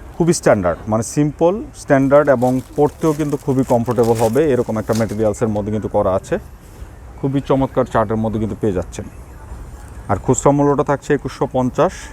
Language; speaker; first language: Bangla; native; Bangla